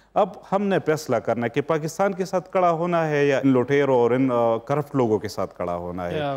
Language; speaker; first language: Urdu; native; Urdu